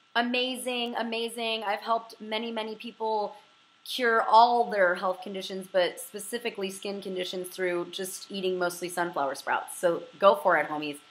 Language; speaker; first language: English; native; English